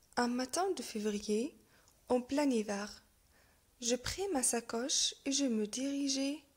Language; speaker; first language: French; non-native, local second language; Arabic